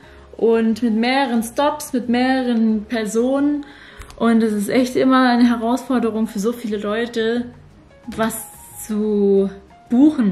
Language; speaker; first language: German; native; German